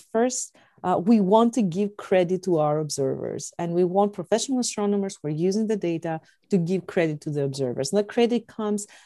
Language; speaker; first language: English; non-native, fluent; Greek